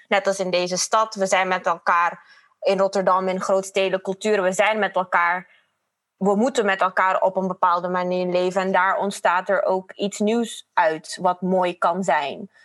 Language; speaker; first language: Dutch; non-native, fluent; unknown